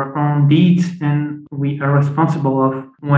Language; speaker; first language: English; non-native, fluent; Punjabi